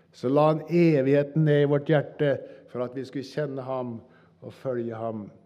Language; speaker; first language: Norwegian; native; Norwegian